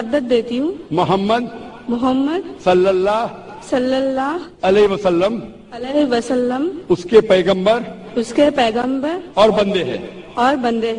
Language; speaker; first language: Hindi; non-native, local second language; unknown